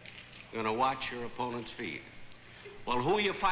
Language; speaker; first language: English; native; English